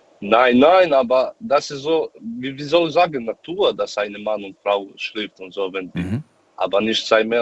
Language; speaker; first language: German; non-native, learner; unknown